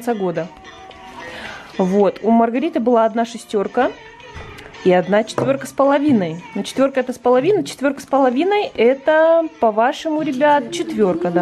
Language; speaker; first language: Russian; native; Russian